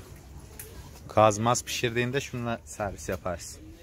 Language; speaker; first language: Turkish; native; Turkish